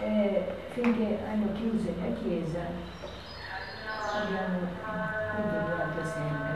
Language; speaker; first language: Italian; non-native, learner; Albanian